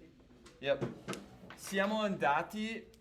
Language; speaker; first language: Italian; non-native, fluent; English